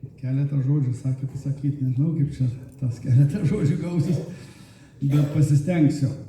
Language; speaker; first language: Lithuanian; native; Lithuanian